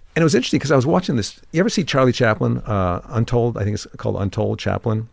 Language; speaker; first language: English; native; English